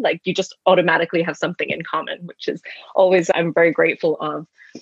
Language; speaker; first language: English; native; English